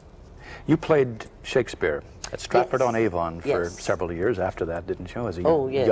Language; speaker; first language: English; native; English